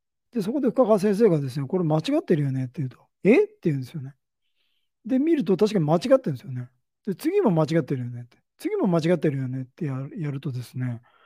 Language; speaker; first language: Japanese; native; Japanese